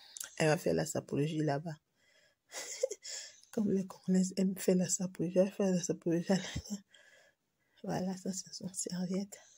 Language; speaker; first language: French; non-native, local second language; Lingala